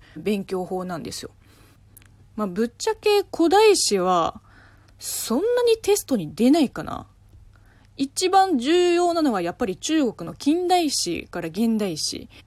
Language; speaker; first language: Japanese; non-native, fluent; Chinese